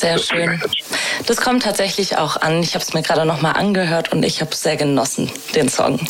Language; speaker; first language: German; native; German